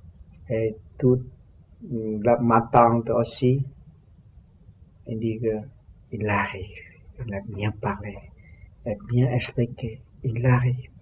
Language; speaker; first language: French; non-native, learner; Vietnamese